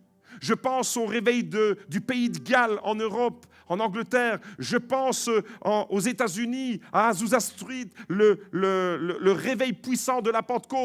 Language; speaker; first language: French; native; French